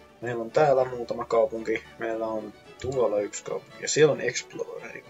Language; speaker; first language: Finnish; native; Finnish